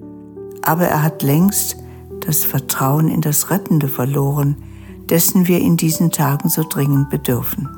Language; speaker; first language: German; native; German